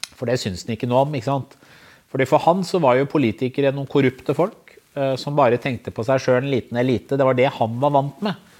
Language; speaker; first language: Norwegian; native; Norwegian